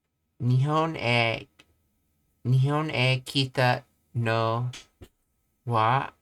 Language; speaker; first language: Japanese; non-native, learner; English